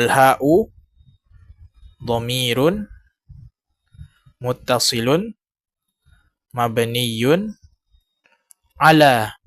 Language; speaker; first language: Arabic; non-native, fluent; Indonesian